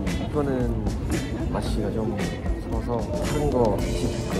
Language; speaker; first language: Korean; non-native, learner; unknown